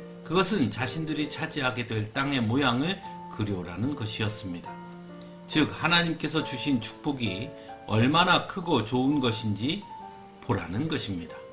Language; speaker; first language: Korean; native; Korean